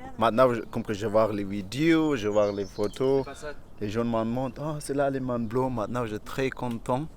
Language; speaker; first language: French; non-native, learner; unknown